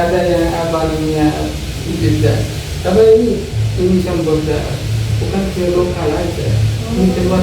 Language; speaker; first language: Indonesian; non-native, learner; Arabic